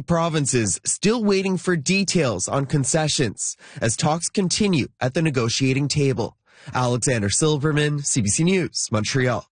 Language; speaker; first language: English; native; English